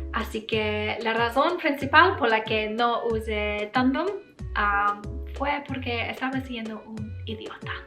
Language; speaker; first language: Spanish; non-native, learner; English